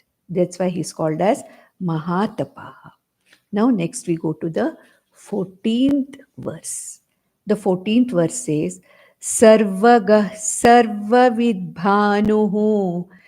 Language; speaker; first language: English; non-native, local second language; Konkani